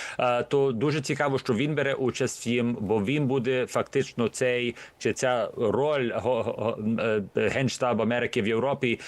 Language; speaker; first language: Ukrainian; early bilingual, heritage; Ukrainian